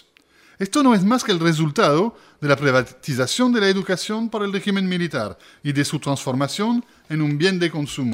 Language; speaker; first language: Spanish; native; Spanish